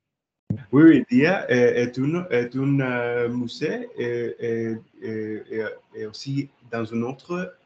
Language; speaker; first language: French; non-native, learner; English